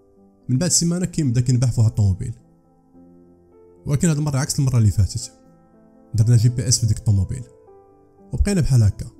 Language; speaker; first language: Arabic; native; Arabic